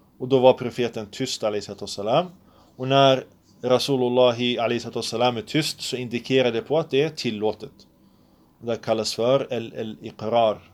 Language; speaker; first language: Swedish; early bilingual, other home language; Arabic